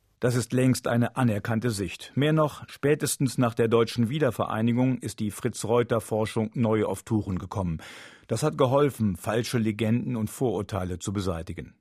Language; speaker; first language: German; native; German